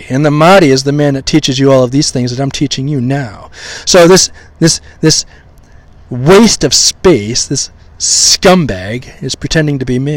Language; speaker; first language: English; native; English